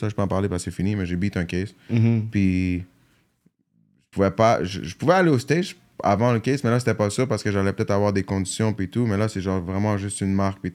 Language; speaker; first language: French; native; French